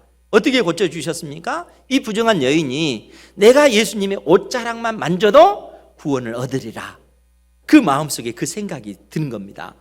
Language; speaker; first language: Korean; native; Korean